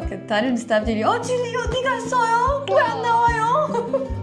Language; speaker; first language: Korean; non-native, learner; French